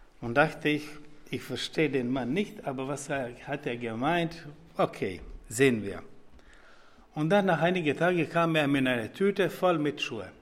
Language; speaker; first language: German; non-native, fluent; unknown